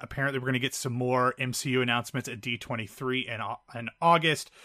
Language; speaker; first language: English; native; English